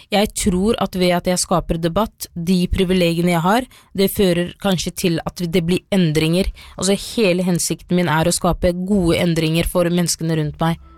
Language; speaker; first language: Norwegian; early bilingual, other home language; Somali